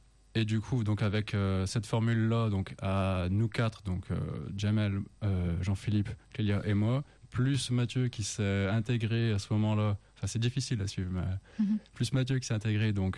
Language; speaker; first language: French; native; French